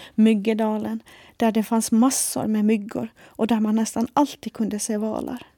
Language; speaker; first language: Swedish; non-native, fluent; Faroese